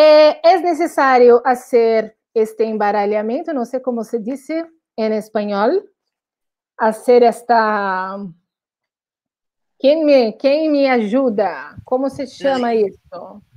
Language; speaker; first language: Spanish; non-native, learner; Portuguese